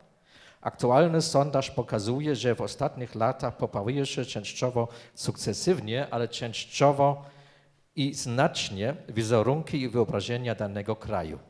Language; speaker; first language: Polish; non-native, fluent; German